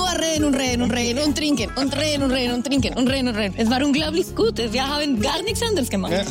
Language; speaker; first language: German; non-native, fluent; Spanish